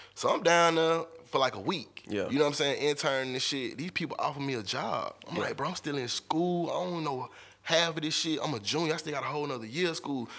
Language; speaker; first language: English; native; English